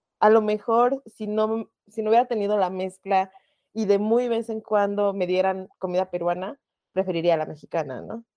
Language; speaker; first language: Spanish; native; Spanish